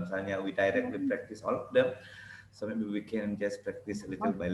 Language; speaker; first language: English; non-native, fluent; Indonesian